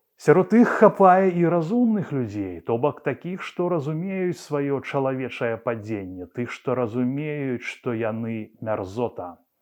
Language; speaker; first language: Belarusian; non-native, local second language; Russian